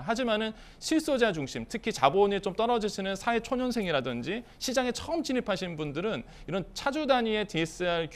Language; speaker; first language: Korean; native; Korean